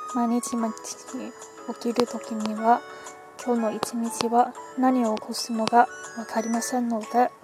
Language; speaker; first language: Japanese; early bilingual, other home language; Chinese